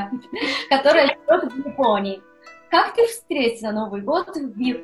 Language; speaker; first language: Russian; non-native, fluent; Japanese